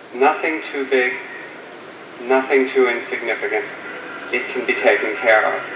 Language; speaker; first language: English; native; English